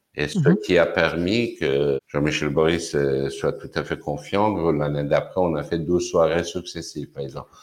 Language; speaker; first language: French; non-native, fluent; Persian